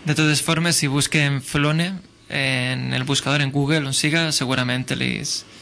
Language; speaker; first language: Spanish; non-native, local second language; Catalan